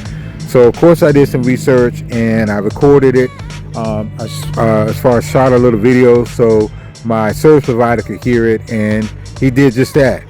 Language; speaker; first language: English; native; English